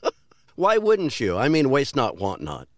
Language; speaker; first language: English; native; English